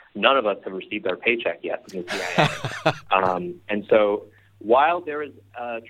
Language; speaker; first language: English; non-native, local second language; Cantonese